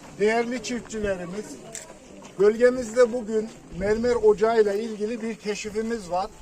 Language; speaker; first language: Turkish; native; Turkish